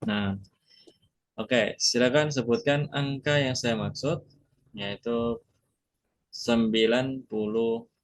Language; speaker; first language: Indonesian; native; Indonesian